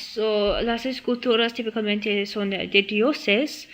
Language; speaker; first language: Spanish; non-native, learner; English